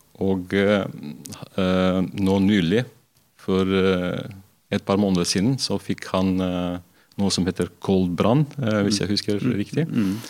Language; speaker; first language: Norwegian; non-native, fluent; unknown